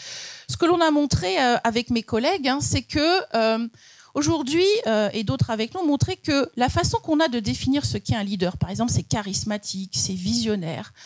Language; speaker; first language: French; native; French